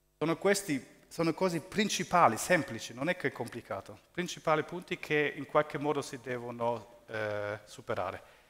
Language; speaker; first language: Italian; early bilingual, heritage; German